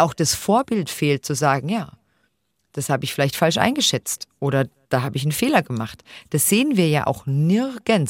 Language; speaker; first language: German; native; German